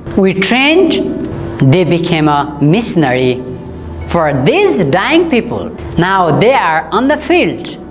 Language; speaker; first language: English; non-native, local second language; Nepali